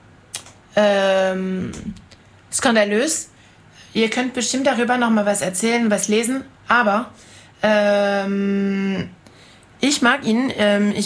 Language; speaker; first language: German; non-native, fluent; French